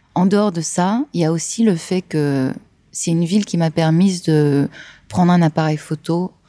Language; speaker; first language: French; native; French